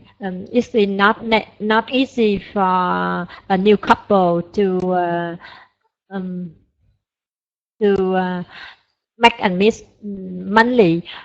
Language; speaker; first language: English; non-native, learner; Vietnamese